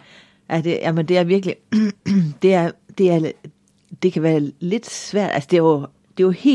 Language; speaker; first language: Danish; native; Danish